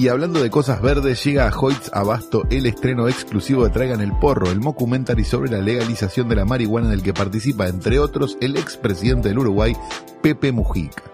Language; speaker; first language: Spanish; native; Spanish